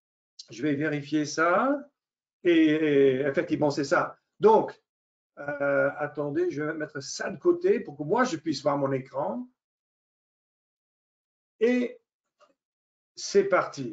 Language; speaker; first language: French; non-native, fluent; English